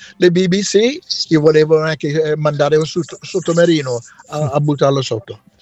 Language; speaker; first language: Italian; non-native, fluent; English